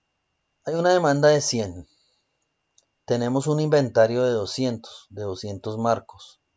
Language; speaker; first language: Spanish; native; Spanish